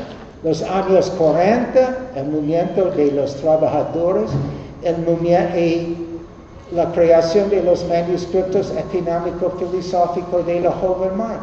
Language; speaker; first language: Spanish; non-native, learner; English